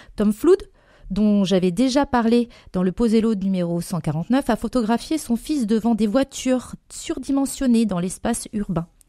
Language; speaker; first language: French; native; French